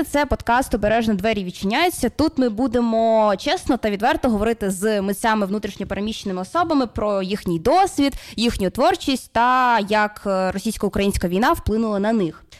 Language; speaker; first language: Ukrainian; non-native, local second language; Russian